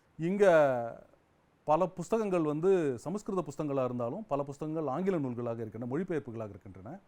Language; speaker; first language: Tamil; native; Tamil